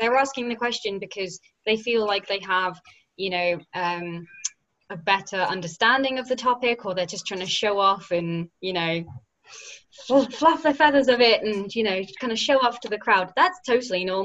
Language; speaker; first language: English; native; English